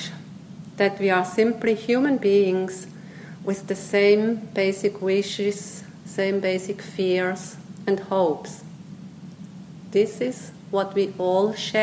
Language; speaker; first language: English; non-native, fluent; Swiss German